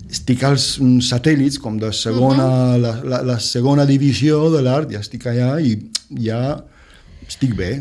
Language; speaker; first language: Catalan; non-native, fluent; Romanian